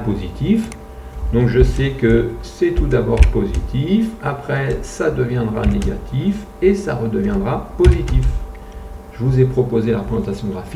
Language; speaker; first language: French; native; French